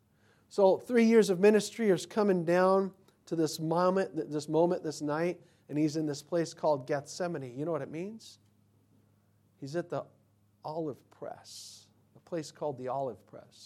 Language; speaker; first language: English; native; English